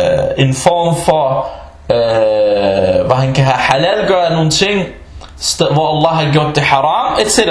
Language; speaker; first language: Danish; early bilingual, other home language; Arabic